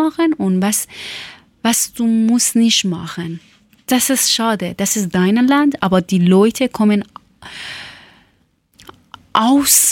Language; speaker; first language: German; non-native, learner; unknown